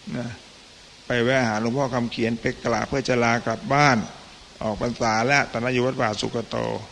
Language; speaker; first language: Thai; native; Thai